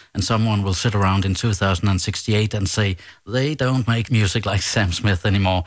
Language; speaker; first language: English; non-native, fluent; Danish